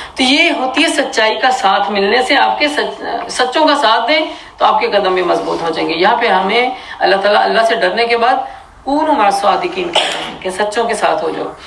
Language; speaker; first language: Urdu; early bilingual, heritage; Urdu